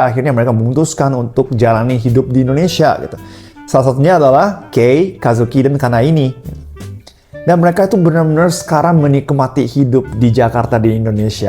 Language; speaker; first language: Indonesian; non-native, fluent; Japanese